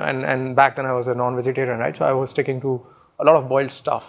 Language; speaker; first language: English; non-native, local second language; Hindi